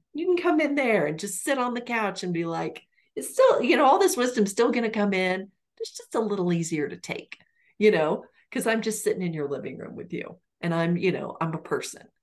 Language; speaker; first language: English; native; English